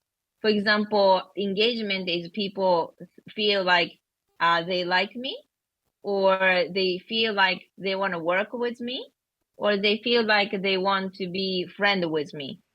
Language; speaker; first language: English; non-native, learner; Japanese